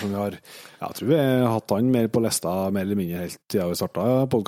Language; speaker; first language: Norwegian; native; Norwegian